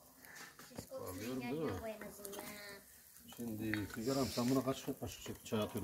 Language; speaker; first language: Turkish; native; Turkish